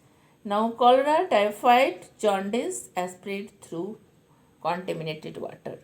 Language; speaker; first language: English; non-native, local second language; Hindi